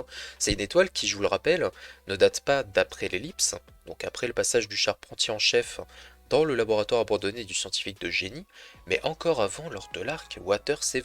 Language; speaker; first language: French; native; French